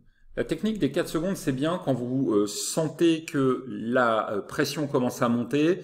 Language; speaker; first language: French; native; French